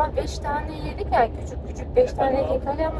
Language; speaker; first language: Turkish; non-native, fluent; Kyrgyz